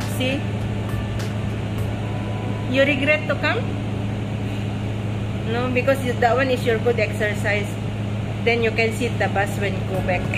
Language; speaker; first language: English; non-native, learner; Filipino